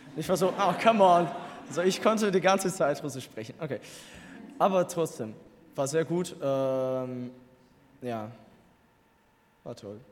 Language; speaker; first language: German; non-native, fluent; Russian